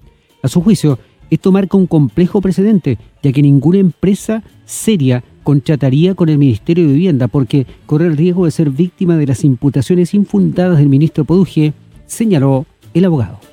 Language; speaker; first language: Spanish; native; Spanish